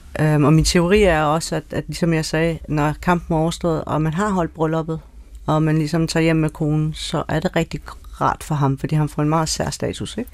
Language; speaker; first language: Danish; early bilingual, other home language; Persian